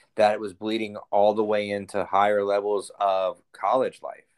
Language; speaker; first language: English; native; English